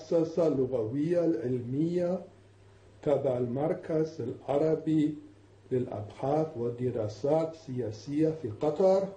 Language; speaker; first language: Arabic; non-native, fluent; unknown